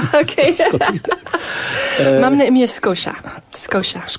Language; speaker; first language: Polish; non-native, fluent; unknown